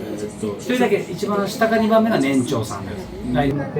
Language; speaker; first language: Japanese; native; Japanese